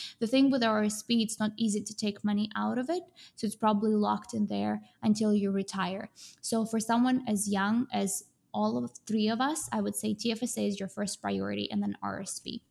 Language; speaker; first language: English; non-native, fluent; Russian